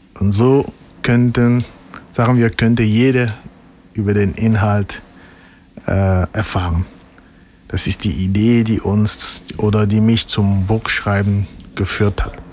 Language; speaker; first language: German; non-native, fluent; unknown